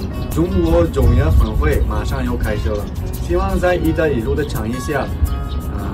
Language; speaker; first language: Chinese; non-native, fluent; Tajik